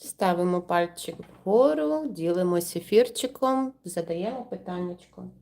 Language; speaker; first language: Ukrainian; non-native, local second language; Russian